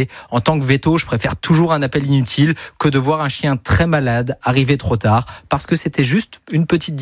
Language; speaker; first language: French; native; French